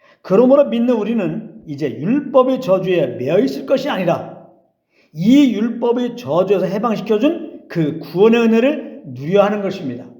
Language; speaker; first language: Korean; native; Korean